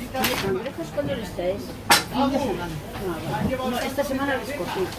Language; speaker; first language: Spanish; native; Spanish